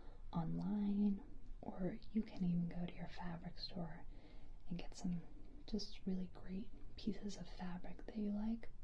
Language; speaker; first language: English; native; English